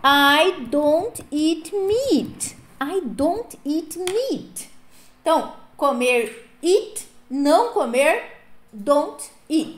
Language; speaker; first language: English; non-native, fluent; Portuguese